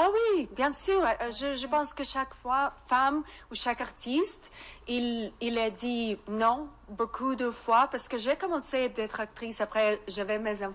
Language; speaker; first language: French; non-native, learner; Russian